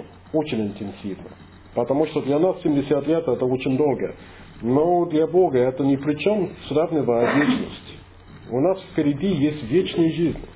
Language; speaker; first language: Russian; non-native, fluent; English